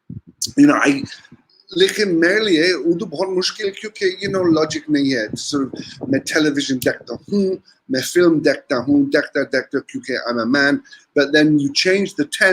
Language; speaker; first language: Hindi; non-native, learner; English